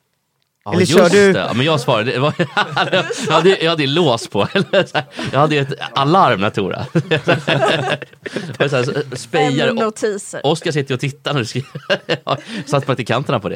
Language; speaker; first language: Swedish; native; Swedish